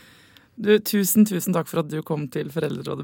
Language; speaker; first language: Norwegian; native; Norwegian